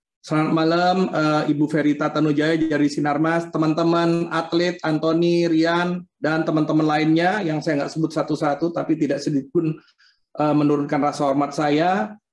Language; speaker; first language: Indonesian; native; Indonesian